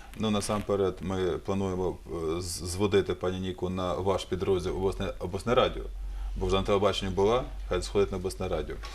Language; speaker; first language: Ukrainian; native; Ukrainian